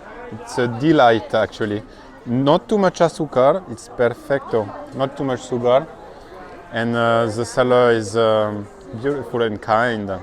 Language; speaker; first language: English; non-native, learner; French